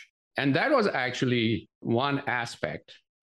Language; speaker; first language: English; non-native, local second language; Gujarati